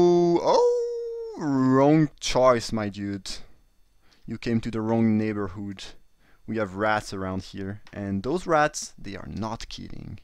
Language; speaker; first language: English; non-native, fluent; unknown